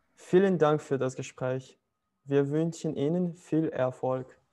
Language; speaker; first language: German; non-native, fluent; Portuguese